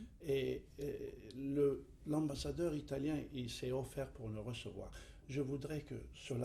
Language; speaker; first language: French; non-native, fluent; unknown